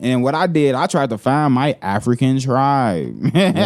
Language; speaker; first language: English; native; English